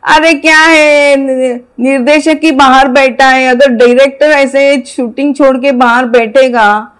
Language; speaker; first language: Hindi; non-native, local second language; Marathi